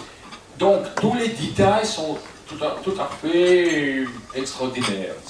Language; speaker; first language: French; non-native, fluent; Russian